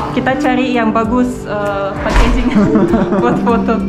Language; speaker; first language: Indonesian; non-native, fluent; Russian